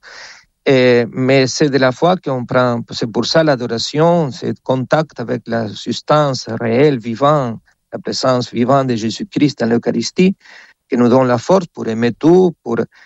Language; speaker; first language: French; non-native, fluent; Spanish